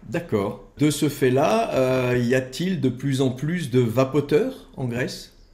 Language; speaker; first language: French; native; French